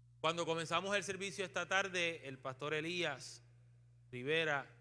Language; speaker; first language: Spanish; native; Spanish